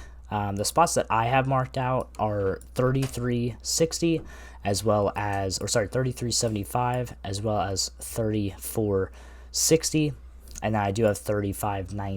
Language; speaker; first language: English; native; English